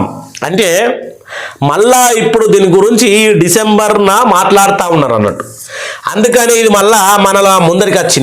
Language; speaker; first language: Telugu; native; Telugu